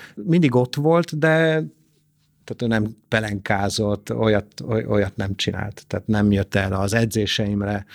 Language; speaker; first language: Hungarian; non-native, fluent; Italian